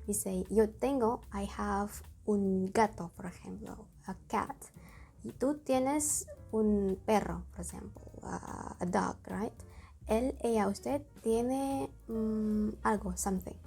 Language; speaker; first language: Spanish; non-native, learner; Indonesian